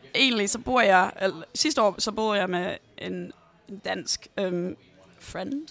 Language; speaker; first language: Danish; early bilingual, heritage; Danish